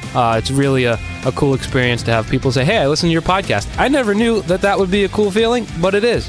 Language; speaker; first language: English; native; English